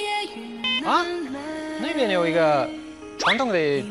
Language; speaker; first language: Chinese; non-native, learner; English